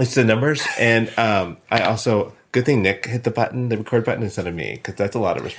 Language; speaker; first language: English; native; English